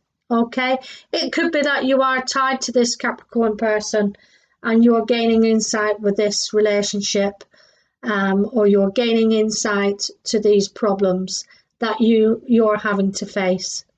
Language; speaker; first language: English; native; English